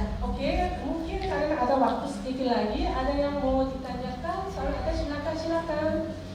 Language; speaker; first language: Indonesian; non-native, fluent; Korean